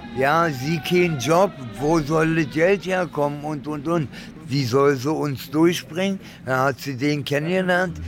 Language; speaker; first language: German; early bilingual, other home language; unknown